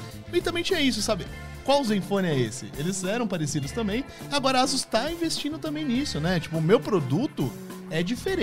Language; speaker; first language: Portuguese; native; Portuguese